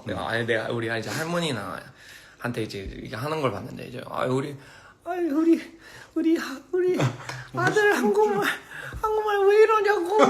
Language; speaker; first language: Korean; early bilingual, heritage; English